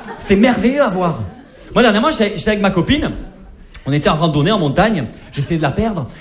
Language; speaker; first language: French; native; French